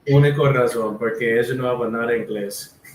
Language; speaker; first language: Spanish; non-native, learner; English